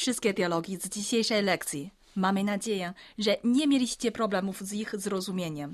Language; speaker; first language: Polish; non-native, fluent; Chinese